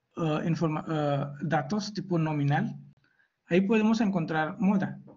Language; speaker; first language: Spanish; non-native, fluent; Hindi